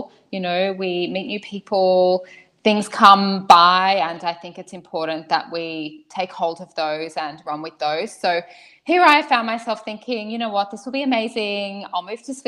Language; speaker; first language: English; native; English